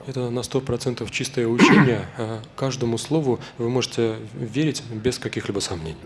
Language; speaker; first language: Russian; native; Russian